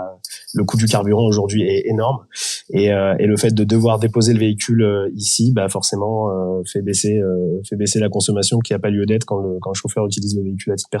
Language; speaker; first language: French; native; French